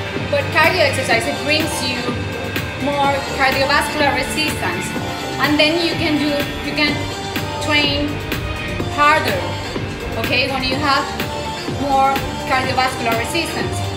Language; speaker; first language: English; non-native, fluent; Spanish